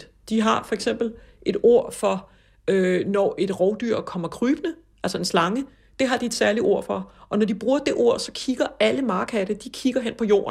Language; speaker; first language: Danish; native; Danish